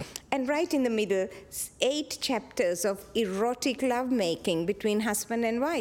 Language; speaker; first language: English; non-native, local second language; Tamil